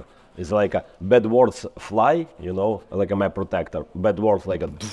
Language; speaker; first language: English; non-native, learner; Ukrainian